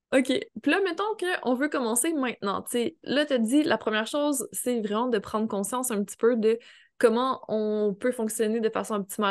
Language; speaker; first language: French; native; French